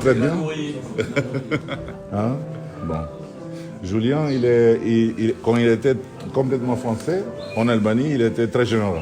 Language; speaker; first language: French; non-native, fluent; Albanian